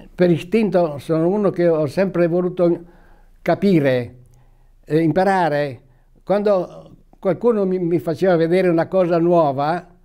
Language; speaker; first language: Italian; native; Italian